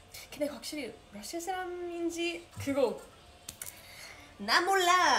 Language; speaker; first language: Korean; non-native, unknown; English